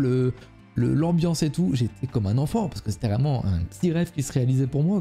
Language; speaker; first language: French; native; French